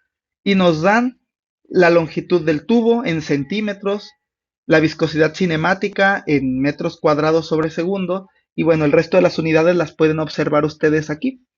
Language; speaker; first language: Spanish; native; Spanish